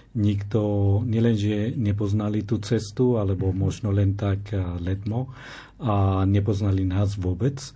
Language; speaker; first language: Slovak; non-native, fluent; Spanish